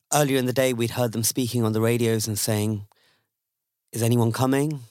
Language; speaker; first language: English; native; English